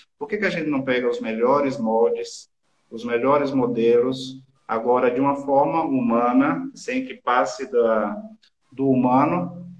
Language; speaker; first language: Portuguese; native; Portuguese